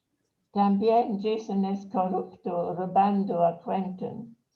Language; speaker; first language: Spanish; non-native, fluent; English